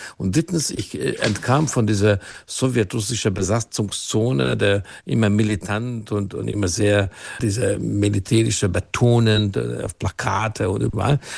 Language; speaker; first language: German; non-native, fluent; Hungarian